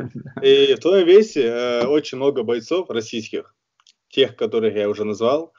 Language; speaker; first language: Russian; native; Russian